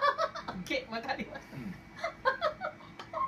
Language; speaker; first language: Japanese; non-native, learner; Thai